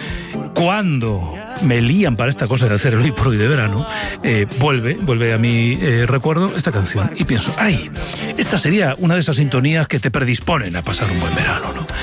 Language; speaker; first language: Spanish; native; Spanish